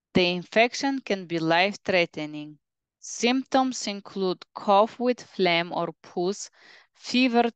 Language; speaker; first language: English; non-native, fluent; Bulgarian